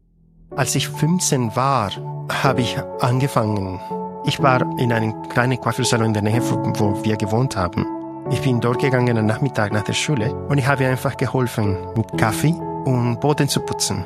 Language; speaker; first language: German; non-native, fluent; Spanish